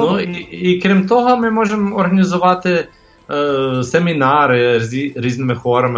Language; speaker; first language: Ukrainian; early bilingual, heritage; English